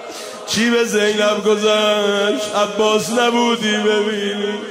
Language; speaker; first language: Persian; native; Persian